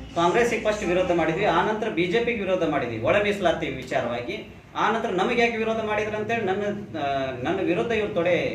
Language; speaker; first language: Kannada; non-native, local second language; Lambadi